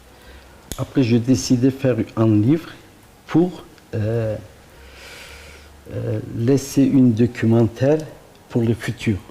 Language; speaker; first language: French; non-native, learner; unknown